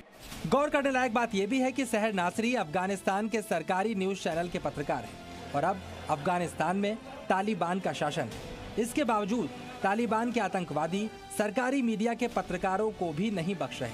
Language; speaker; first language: Hindi; native; Hindi